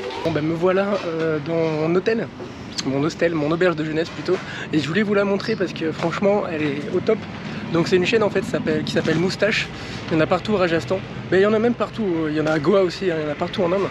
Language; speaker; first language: French; native; French